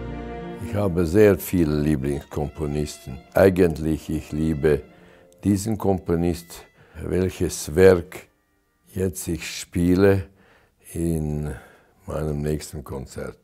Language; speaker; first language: German; non-native, fluent; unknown